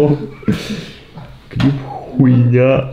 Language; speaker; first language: Spanish; non-native, fluent; Russian